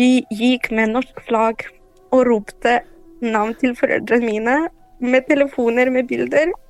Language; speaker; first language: Norwegian; non-native, fluent; Ukrainian